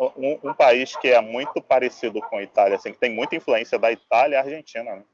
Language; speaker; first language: Portuguese; native; Portuguese